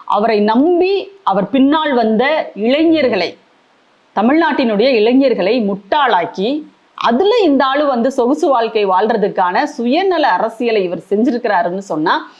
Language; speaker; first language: Tamil; native; Tamil